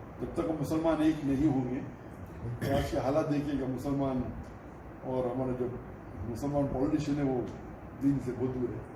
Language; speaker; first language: Urdu; native; Urdu